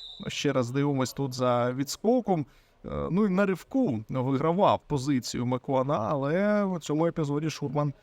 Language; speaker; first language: Ukrainian; native; Ukrainian